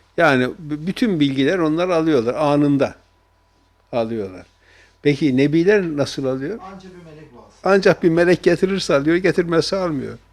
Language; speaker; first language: Turkish; native; Turkish